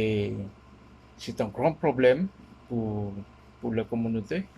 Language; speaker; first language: French; non-native, learner; Min Nan Chinese